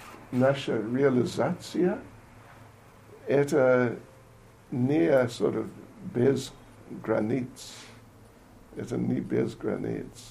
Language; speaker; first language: Russian; non-native, learner; English